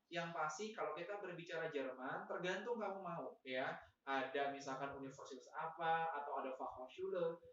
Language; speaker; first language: Indonesian; native; Indonesian